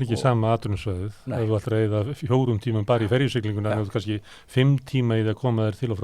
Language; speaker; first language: Icelandic; native; Icelandic